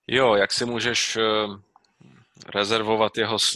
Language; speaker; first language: Polish; non-native, learner; Czech